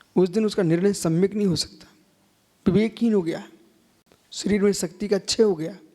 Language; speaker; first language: Hindi; native; Hindi